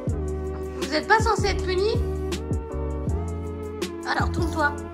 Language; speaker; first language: French; native; French